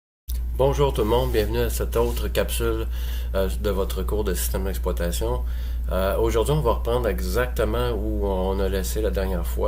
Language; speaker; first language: French; native; French